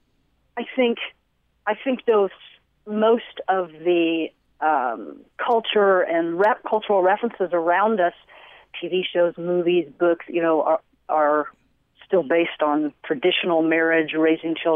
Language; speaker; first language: English; native; English